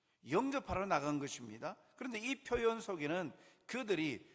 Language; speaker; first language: Korean; native; Korean